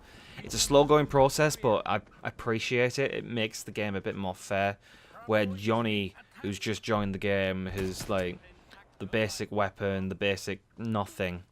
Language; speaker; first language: English; native; English